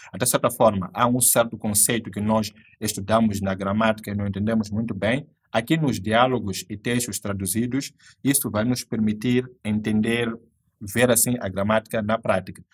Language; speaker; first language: Portuguese; native; Portuguese